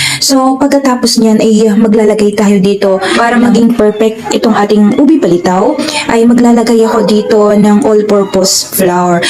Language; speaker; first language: Filipino; non-native, local second language; Waray